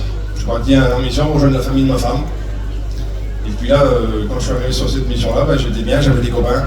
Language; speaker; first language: French; native; French